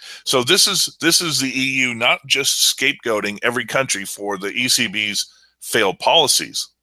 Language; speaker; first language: English; native; English